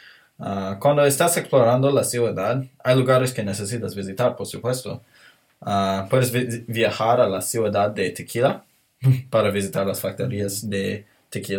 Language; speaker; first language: Spanish; non-native, learner; English